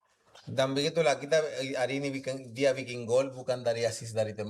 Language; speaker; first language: Indonesian; non-native, fluent; Spanish